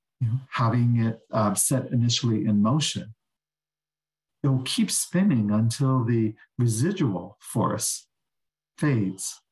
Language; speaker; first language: English; native; English